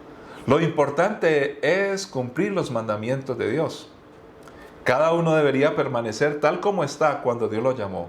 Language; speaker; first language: Spanish; native; Spanish